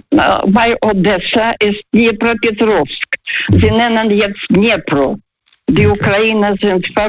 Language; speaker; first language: German; early bilingual, heritage; Russian